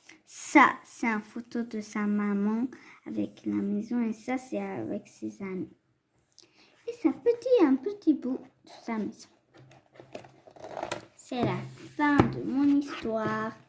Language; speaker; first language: French; non-native, fluent; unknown